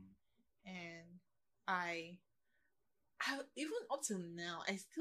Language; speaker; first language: English; non-native, local second language; Yoruba